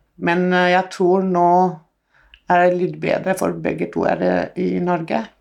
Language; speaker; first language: Norwegian; non-native, fluent; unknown